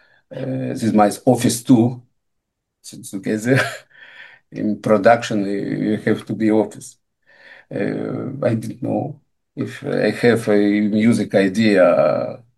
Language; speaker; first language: English; non-native, learner; Russian